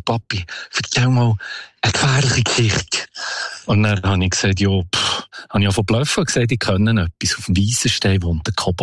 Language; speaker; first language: German; native; German